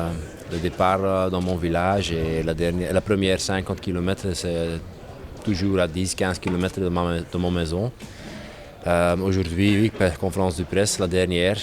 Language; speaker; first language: French; non-native, learner; Dutch